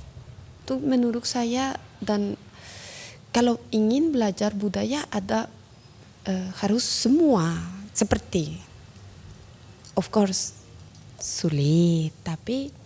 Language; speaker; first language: Indonesian; non-native, learner; Spanish